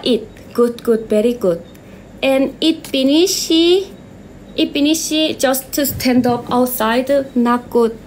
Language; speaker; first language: English; non-native, learner; Korean